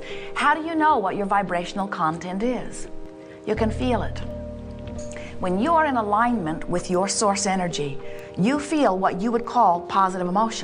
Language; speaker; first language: English; native; English